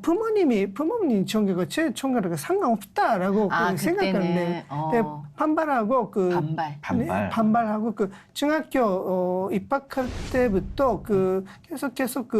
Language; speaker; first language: Korean; non-native, learner; Japanese